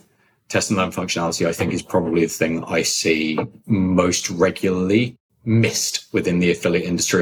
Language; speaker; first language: English; native; English